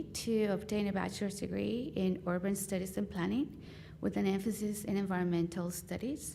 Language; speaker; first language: English; non-native, fluent; Spanish